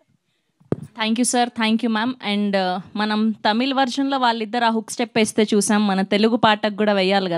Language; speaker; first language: Telugu; native; Telugu